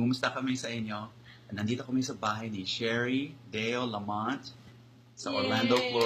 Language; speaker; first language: Filipino; non-native, learner; English